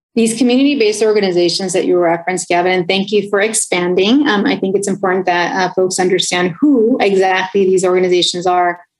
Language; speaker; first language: English; early bilingual, other home language; Spanish